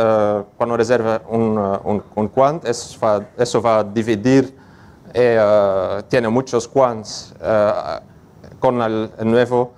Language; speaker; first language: Spanish; non-native, learner; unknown